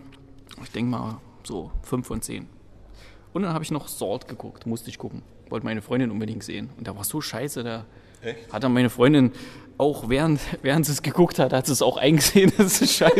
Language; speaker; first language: German; native; German